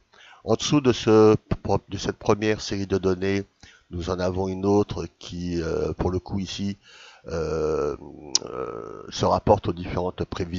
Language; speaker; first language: French; native; French